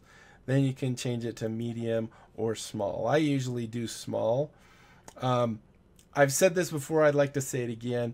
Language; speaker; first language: English; native; English